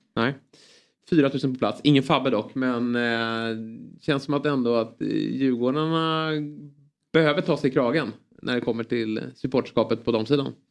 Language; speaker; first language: Swedish; native; Swedish